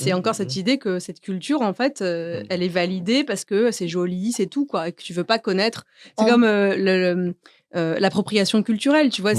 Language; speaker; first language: French; native; French